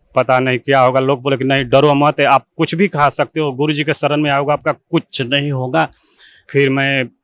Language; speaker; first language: Hindi; native; Hindi